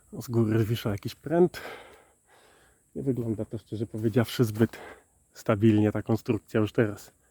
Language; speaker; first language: Polish; native; Polish